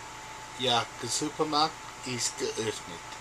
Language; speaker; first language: German; non-native, learner; English